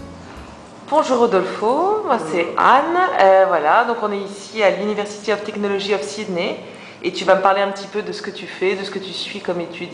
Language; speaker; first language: French; native; French